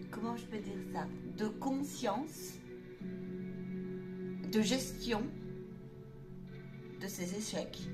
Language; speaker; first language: French; native; French